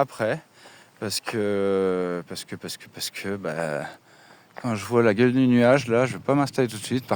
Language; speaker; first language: French; native; French